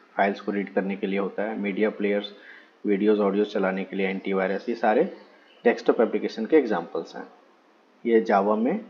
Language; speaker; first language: Hindi; native; Hindi